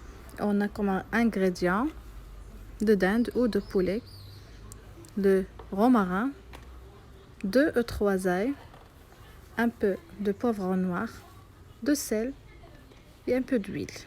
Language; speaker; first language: French; non-native, local second language; Arabic